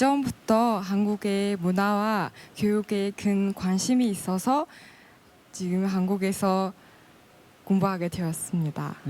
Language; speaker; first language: Korean; non-native, fluent; Mongolian